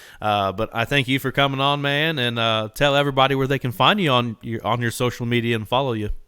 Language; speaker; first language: English; native; English